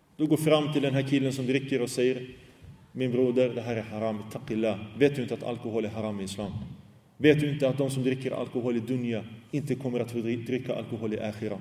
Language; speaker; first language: Swedish; early bilingual, other home language; Arabic